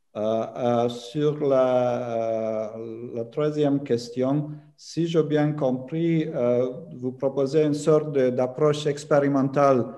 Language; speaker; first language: French; non-native, fluent; Romanian